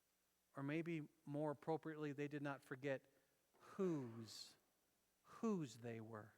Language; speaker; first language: English; native; English